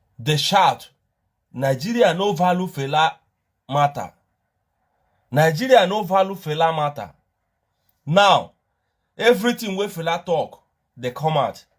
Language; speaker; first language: Nigerian Pidgin; non-native, local second language; Igbo